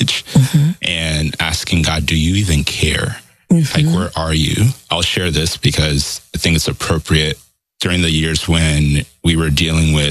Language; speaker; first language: English; non-native, fluent; Spanish